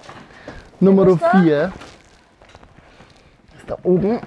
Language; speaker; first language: German; native; German